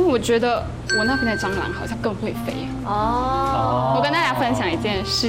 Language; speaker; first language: Chinese; non-native, fluent; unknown